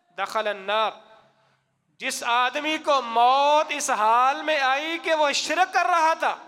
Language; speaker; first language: Urdu; non-native, local second language; Punjabi